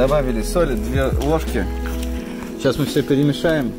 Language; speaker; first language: Russian; native; Russian